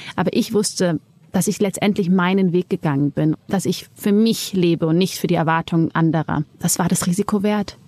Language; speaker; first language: German; early bilingual, other home language; Amharic